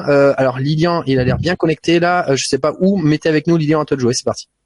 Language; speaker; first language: French; native; French